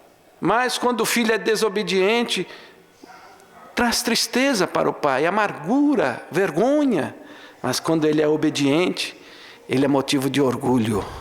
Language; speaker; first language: Portuguese; native; Portuguese